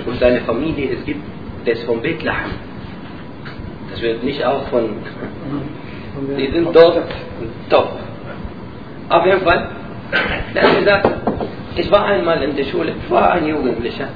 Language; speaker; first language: German; non-native, learner; Arabic